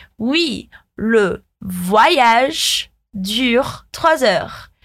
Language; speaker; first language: French; non-native, fluent; Portuguese